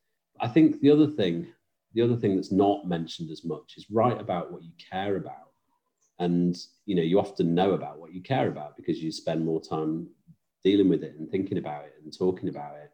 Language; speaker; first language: English; native; English